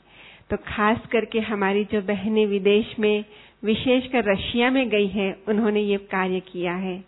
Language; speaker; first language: Hindi; native; Hindi